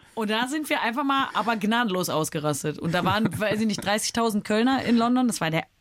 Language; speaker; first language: German; native; German